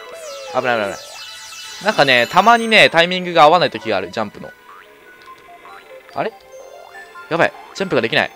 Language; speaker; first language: Japanese; native; Japanese